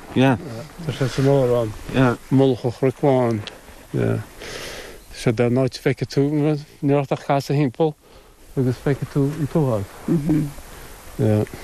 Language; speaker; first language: Irish; native; Irish